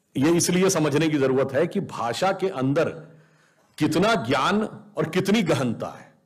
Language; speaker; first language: Hindi; native; Hindi